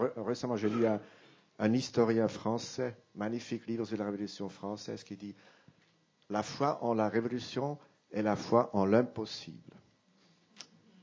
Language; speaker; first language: French; non-native, local second language; Italian